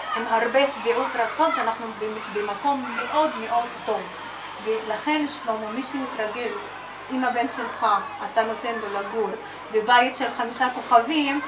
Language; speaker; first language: Hebrew; non-native, local second language; Arabic